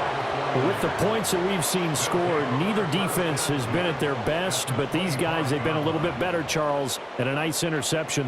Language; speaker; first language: English; native; English